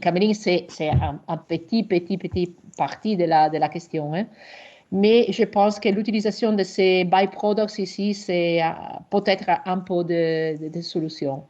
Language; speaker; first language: French; non-native, learner; Italian